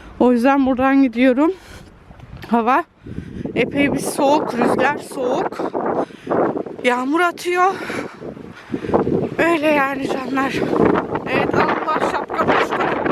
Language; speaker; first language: Turkish; early bilingual, heritage; Turkish